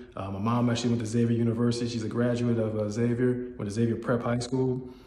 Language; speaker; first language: English; native; English